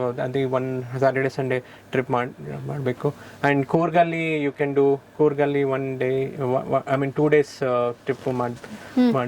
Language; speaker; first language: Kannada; non-native, learner; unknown